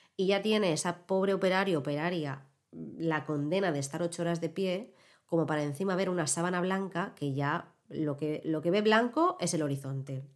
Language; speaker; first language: Spanish; native; Spanish